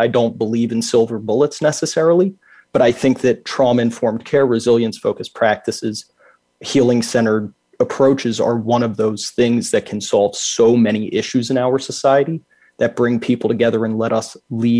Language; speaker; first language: English; native; English